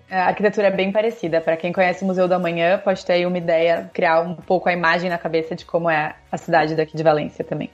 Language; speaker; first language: Portuguese; native; Portuguese